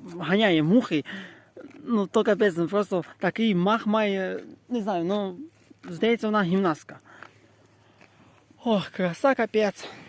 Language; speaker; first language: Ukrainian; native; Ukrainian